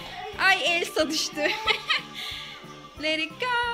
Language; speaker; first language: Turkish; native; Turkish